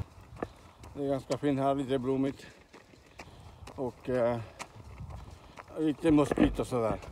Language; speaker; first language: Swedish; non-native, learner; Spanish